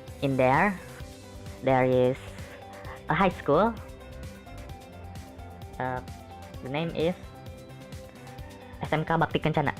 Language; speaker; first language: English; non-native, learner; Indonesian